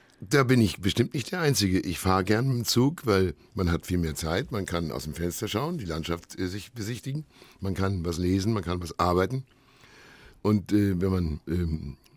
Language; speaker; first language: German; native; German